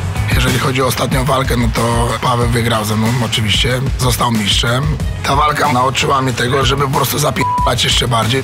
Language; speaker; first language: Polish; native; Polish